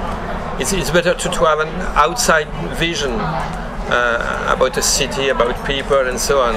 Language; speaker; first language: English; non-native, learner; French